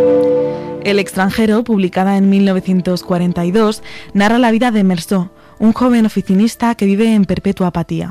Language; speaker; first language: Spanish; native; Spanish